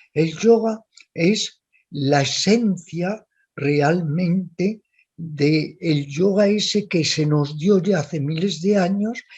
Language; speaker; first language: Spanish; native; Spanish